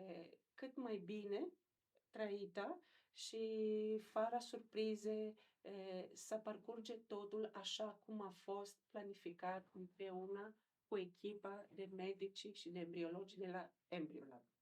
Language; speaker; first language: Romanian; non-native, fluent; Greek